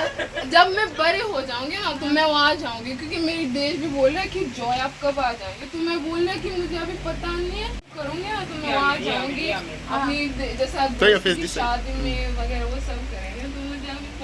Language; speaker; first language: Hindi; early bilingual, other home language; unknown